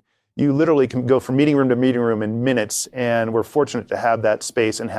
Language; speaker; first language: English; native; English